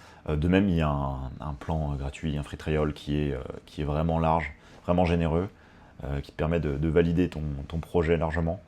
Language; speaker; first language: French; native; French